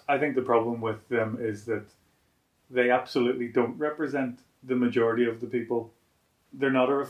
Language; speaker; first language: English; native; English